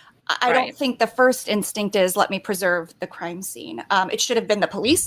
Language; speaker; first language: English; native; English